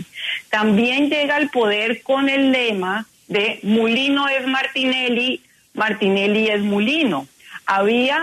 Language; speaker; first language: Spanish; native; Spanish